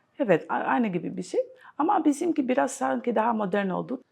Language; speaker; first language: Turkish; non-native, fluent; Albanian